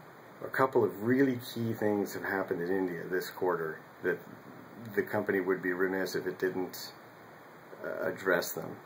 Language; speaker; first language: English; native; English